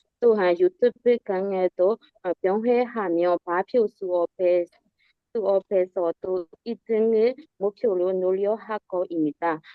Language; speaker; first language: Korean; non-native, learner; Burmese